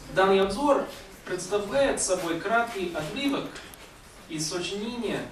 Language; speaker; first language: Russian; non-native, fluent; English